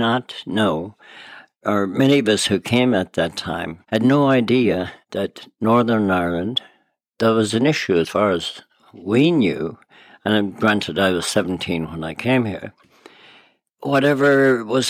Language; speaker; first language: English; native; English